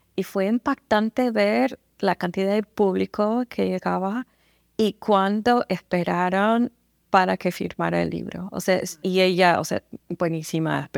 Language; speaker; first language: Spanish; non-native, fluent; English